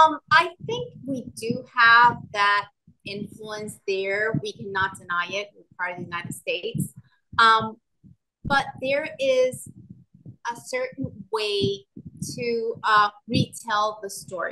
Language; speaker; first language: English; non-native, local second language; Spanish